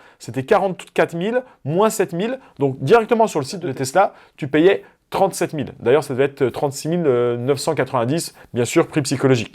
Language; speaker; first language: French; native; French